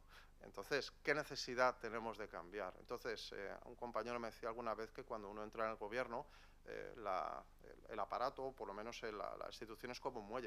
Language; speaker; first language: Spanish; native; Spanish